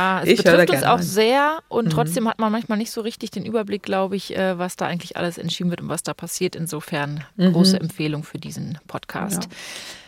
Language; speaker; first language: German; native; German